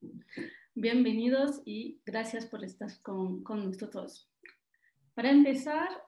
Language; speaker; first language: Spanish; non-native, fluent; French